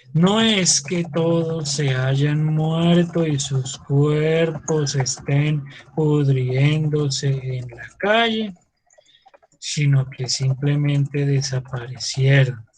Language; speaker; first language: Spanish; native; Spanish